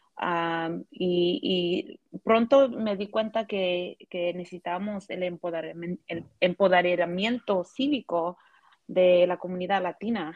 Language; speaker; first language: Spanish; early bilingual, heritage; Spanish